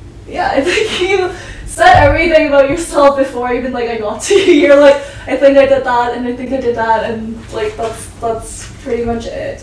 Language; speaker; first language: English; early bilingual, other home language; Korean